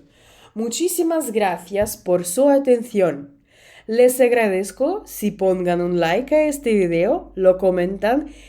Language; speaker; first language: Spanish; non-native, fluent; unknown